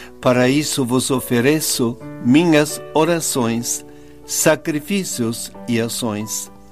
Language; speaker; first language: Portuguese; non-native, fluent; Italian